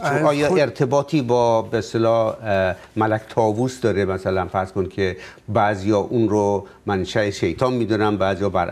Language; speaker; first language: Persian; native; Persian